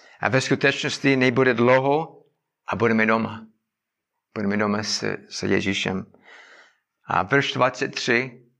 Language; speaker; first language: Czech; non-native, learner; English